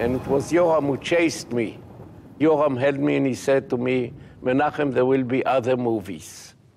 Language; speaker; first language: English; non-native, fluent; Hebrew